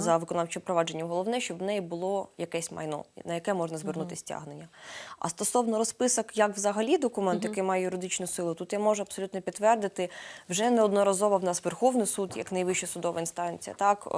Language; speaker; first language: Ukrainian; native; Ukrainian